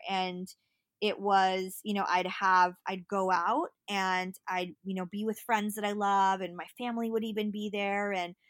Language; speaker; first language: English; native; English